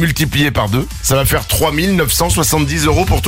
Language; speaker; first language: French; native; French